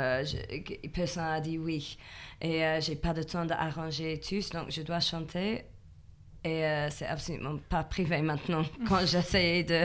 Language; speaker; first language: French; non-native, learner; English